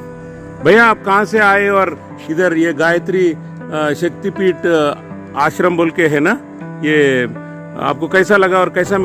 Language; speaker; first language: Hindi; non-native, local second language; Telugu